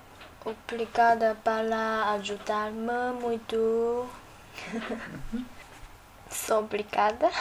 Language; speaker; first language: Portuguese; non-native, learner; Spanish